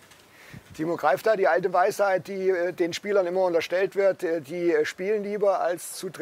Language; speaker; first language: German; native; German